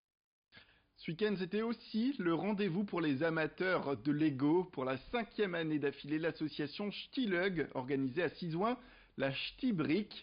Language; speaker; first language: French; native; French